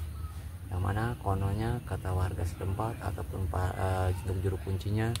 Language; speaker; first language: Indonesian; native; Indonesian